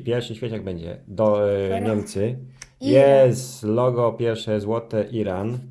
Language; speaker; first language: Polish; early bilingual, heritage; Polish